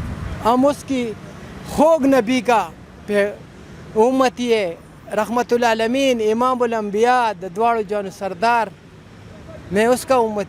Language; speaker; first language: Hindi; non-native, local second language; Pashto